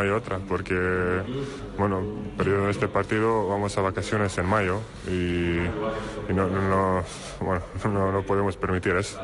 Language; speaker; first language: Spanish; non-native, fluent; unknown